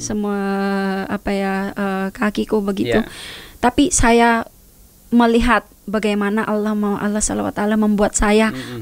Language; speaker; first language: Indonesian; non-native, learner; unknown